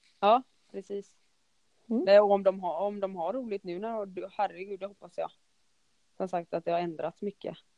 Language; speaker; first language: Swedish; early bilingual, other home language; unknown